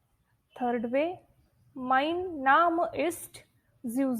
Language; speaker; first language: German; non-native, fluent; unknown